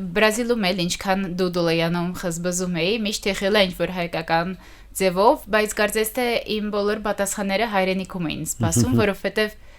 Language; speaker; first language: Armenian; early bilingual, heritage; Armenian